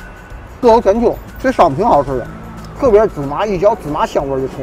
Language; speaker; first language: Chinese; native; Chinese